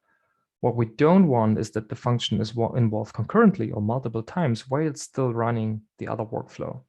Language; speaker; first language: English; non-native, fluent; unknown